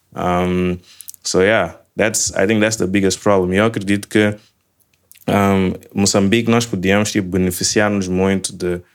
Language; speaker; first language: Portuguese; native; Portuguese